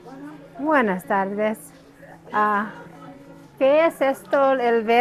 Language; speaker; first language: Spanish; non-native, learner; English